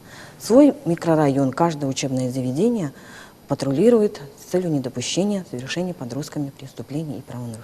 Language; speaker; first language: Russian; native; Russian